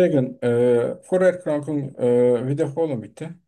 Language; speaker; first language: German; non-native, fluent; Turkish